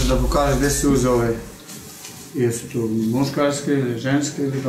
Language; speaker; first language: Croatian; non-native, local second language; Albanian